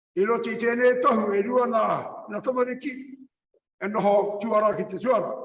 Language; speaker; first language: Māori; native; Māori